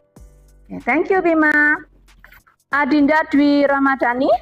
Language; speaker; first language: English; non-native, fluent; Indonesian